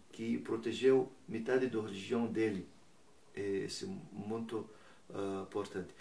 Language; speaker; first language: Portuguese; non-native, learner; Persian